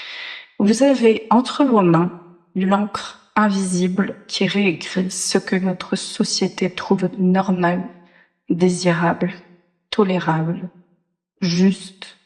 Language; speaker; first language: French; native; French